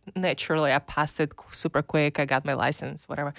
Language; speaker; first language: English; non-native, fluent; Russian